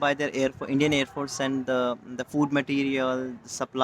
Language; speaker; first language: English; non-native, local second language; Hindi